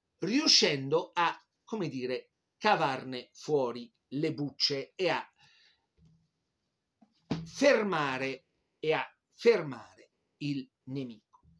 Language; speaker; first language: Italian; native; Italian